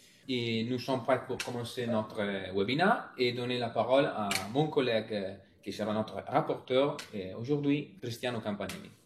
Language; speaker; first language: French; non-native, fluent; Italian